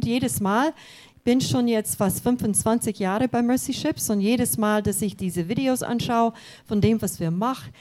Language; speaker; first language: German; non-native, fluent; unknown